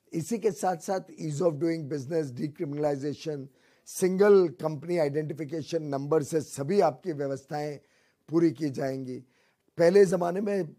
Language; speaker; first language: Hindi; native; Hindi